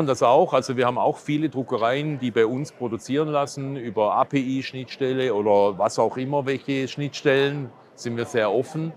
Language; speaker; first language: German; native; German